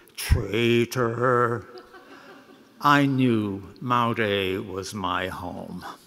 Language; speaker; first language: English; native; English